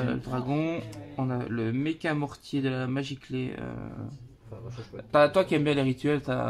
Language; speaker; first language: French; native; French